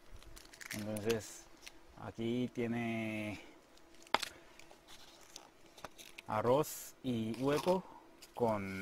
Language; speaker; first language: Spanish; non-native, learner; Korean